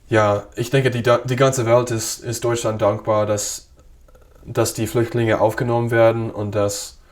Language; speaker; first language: German; non-native, fluent; English